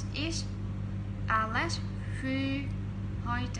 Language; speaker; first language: German; non-native, learner; Vietnamese